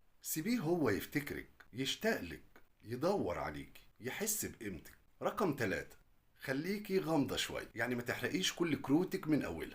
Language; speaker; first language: Arabic; native; Arabic